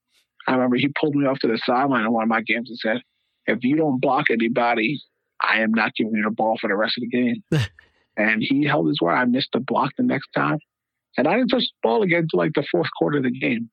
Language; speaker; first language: English; native; English